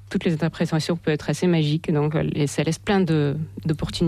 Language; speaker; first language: French; non-native, fluent; Russian